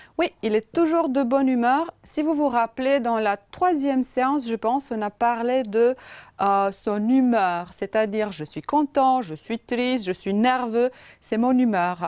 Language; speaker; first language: French; non-native, fluent; Romanian